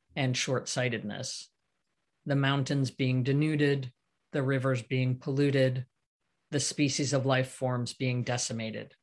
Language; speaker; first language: English; native; English